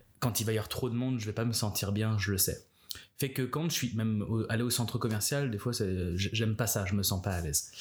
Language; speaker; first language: French; native; French